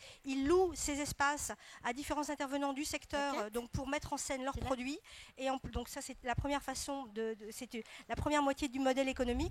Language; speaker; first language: French; native; French